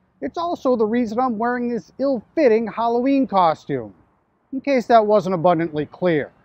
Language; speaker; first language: English; native; English